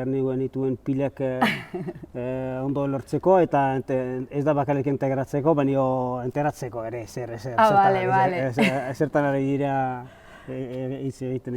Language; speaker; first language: Basque; non-native, fluent; Arabic